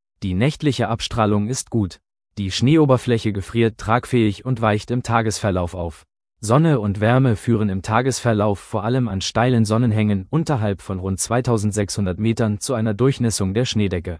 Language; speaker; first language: German; native; German